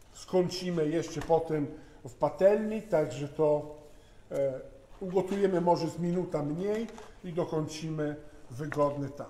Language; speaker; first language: Polish; non-native, fluent; Italian